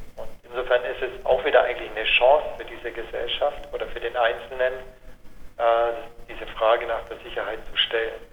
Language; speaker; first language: German; native; German